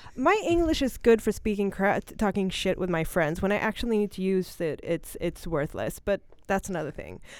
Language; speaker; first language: English; non-native, fluent; Swedish